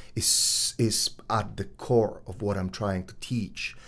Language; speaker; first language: English; non-native, fluent; Polish